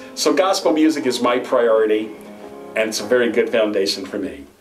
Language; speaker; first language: English; native; English